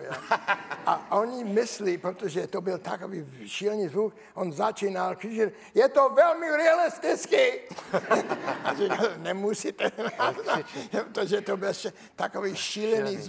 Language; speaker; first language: Czech; non-native, learner; English